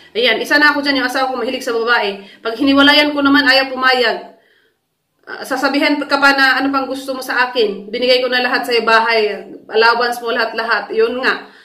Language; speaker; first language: Filipino; native; Filipino